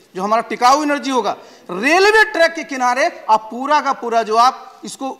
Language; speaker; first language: Hindi; native; Hindi